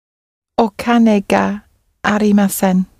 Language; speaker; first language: Japanese; non-native, learner; English